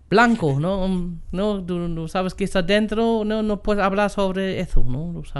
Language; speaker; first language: Spanish; non-native, fluent; German